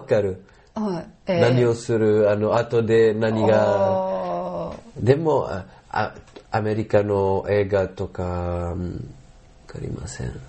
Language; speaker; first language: Japanese; non-native, learner; Arabic